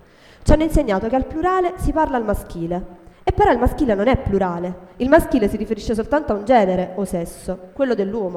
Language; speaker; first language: Italian; native; Italian